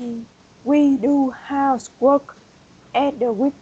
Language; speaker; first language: English; non-native, learner; Vietnamese